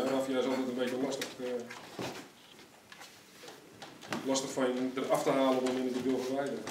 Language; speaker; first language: Dutch; native; Dutch